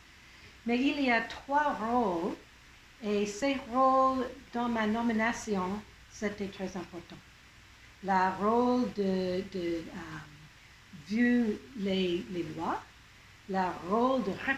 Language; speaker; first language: French; non-native, local second language; English